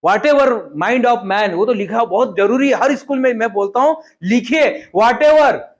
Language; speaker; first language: Hindi; non-native, local second language; Marathi